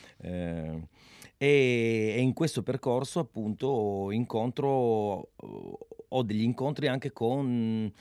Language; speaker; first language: Italian; native; Italian